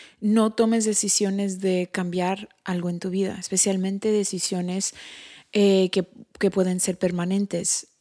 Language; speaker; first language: Spanish; early bilingual, heritage; Spanish